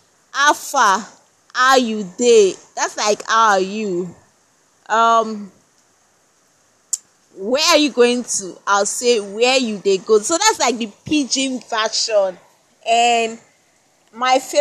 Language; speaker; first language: English; non-native, local second language; Esan